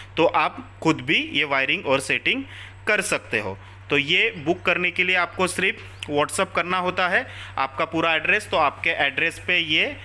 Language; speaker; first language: Hindi; non-native, local second language; Marathi